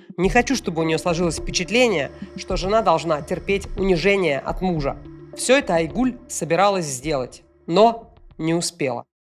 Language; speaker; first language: Russian; native; Russian